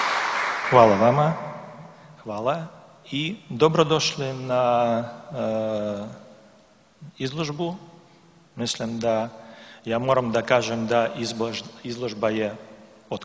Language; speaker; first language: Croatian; non-native, learner; Russian